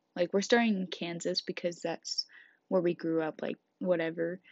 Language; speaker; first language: English; native; English